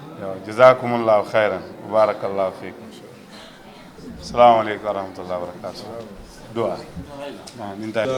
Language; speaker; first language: Arabic; non-native, fluent; Wolof